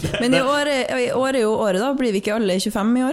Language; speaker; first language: Norwegian; native; Norwegian